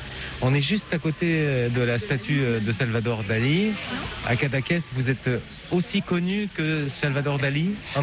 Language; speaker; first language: French; native; French